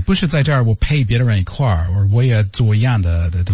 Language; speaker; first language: Chinese; non-native, learner; English